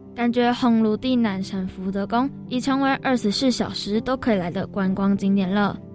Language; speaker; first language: Chinese; native; Chinese